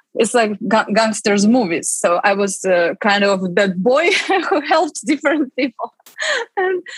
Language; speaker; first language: English; non-native, fluent; Russian